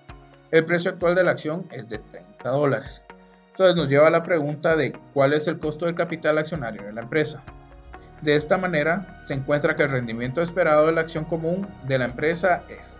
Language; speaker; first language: Spanish; native; Spanish